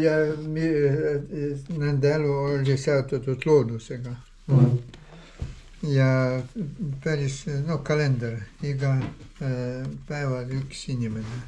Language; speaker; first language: Estonian; non-native, learner; Ukrainian